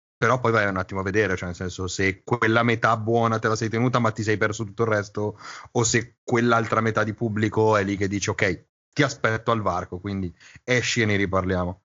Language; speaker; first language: Italian; native; Italian